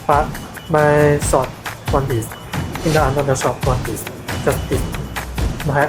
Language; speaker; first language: English; non-native, learner; Chinese